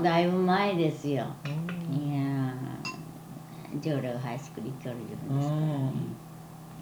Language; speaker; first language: Japanese; native; Japanese